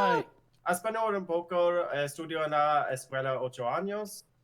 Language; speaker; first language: Spanish; non-native, learner; English